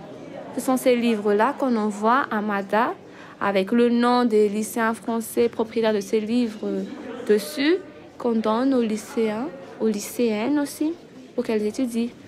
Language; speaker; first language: French; non-native, local second language; Malagasy